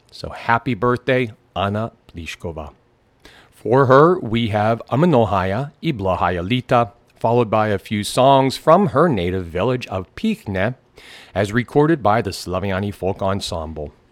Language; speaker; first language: English; native; English